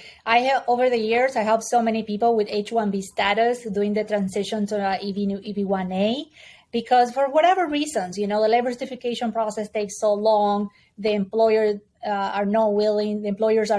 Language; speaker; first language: English; non-native, fluent; Spanish